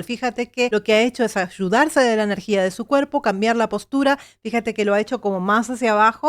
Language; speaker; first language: Spanish; native; Spanish